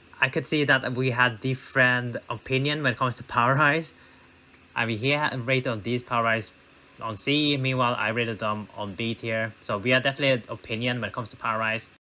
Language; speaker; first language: English; non-native, fluent; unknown